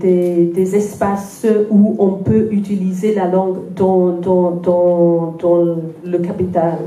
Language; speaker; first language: French; non-native, fluent; Welsh